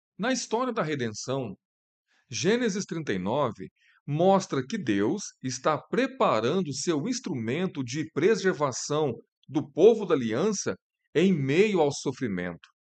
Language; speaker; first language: Portuguese; native; Portuguese